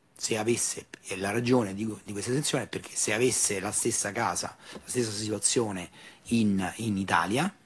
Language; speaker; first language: Italian; native; Italian